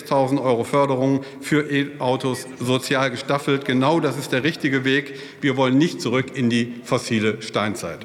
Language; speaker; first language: German; native; German